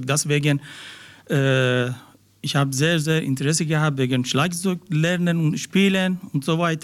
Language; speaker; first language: German; non-native, learner; Persian